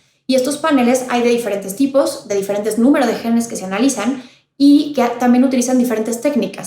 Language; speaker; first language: Spanish; native; Spanish